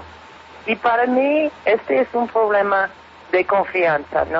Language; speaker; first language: Spanish; non-native, fluent; English